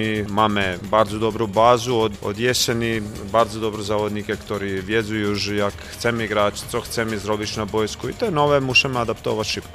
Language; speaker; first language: Polish; non-native, fluent; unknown